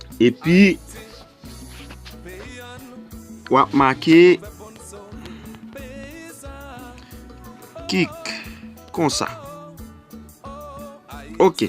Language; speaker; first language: French; non-native, learner; Haitian Creole